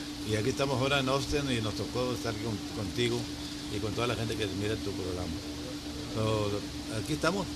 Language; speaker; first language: Spanish; native; Spanish